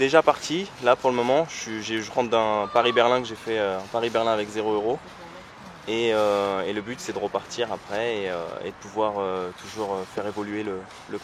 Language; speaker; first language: French; native; French